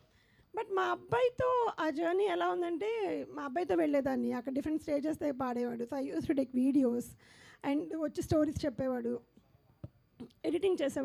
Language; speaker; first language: Telugu; native; Telugu